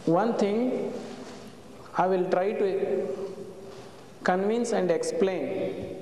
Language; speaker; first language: English; non-native, local second language; Kannada